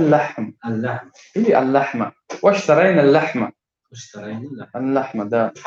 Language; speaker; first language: Arabic; non-native, fluent; Tajik